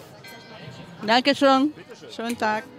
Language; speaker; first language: German; non-native, learner; Ukrainian